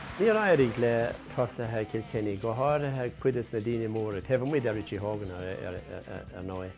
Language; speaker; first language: Irish; non-native, local second language; English